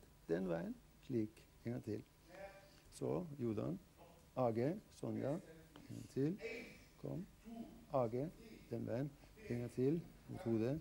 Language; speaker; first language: Norwegian; native; Norwegian